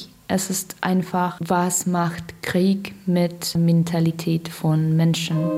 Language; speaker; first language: German; non-native, learner; Russian